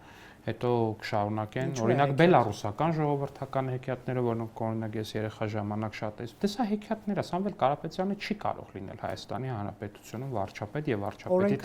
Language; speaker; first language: Armenian; native; Armenian